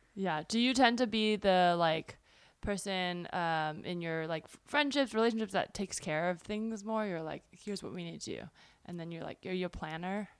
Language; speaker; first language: English; early bilingual, other home language; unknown